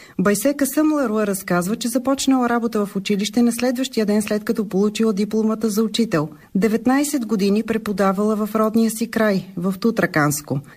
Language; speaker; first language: Bulgarian; native; Bulgarian